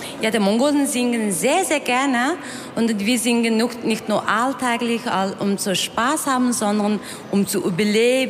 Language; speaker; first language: German; non-native, learner; Mongolian